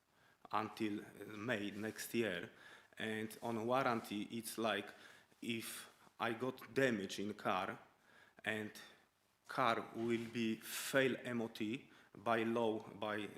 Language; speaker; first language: English; non-native, learner; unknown